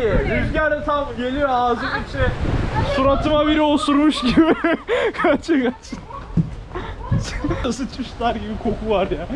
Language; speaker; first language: Turkish; native; Turkish